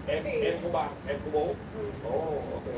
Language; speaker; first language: Vietnamese; native; Vietnamese